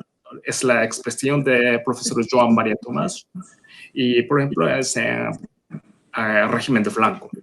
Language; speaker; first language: Spanish; non-native, learner; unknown